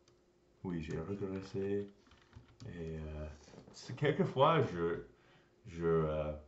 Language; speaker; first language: French; non-native, learner; English